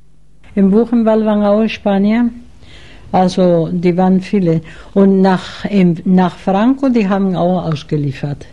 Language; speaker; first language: German; non-native, fluent; Spanish